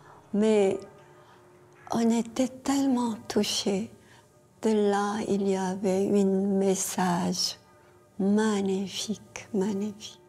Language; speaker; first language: French; non-native, fluent; Korean